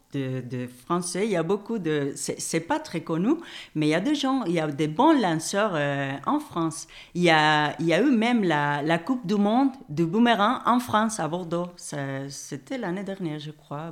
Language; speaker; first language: French; non-native, fluent; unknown